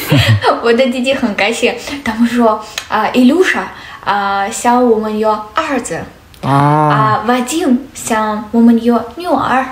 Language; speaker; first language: Chinese; non-native, learner; Russian